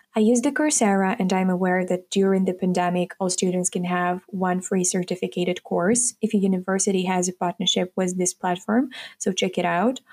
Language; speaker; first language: English; non-native, fluent; Ukrainian